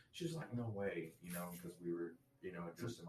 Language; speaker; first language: English; native; English